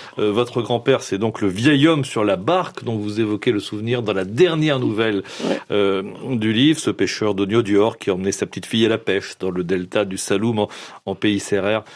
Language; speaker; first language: French; native; French